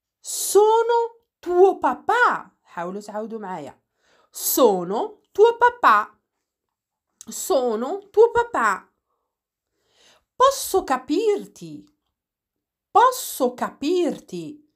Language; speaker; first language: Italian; non-native, fluent; Arabic